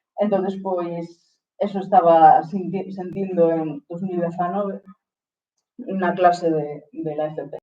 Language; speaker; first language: Spanish; non-native, local second language; Galician